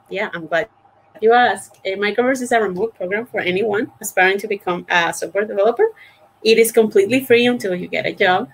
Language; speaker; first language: English; non-native, fluent; Spanish